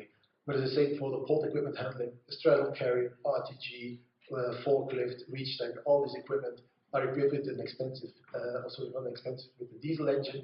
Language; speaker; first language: English; non-native, fluent; Dutch